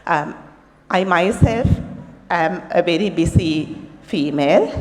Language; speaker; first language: English; non-native, local second language; Sinhala